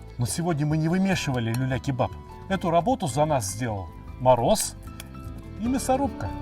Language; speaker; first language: Russian; native; Russian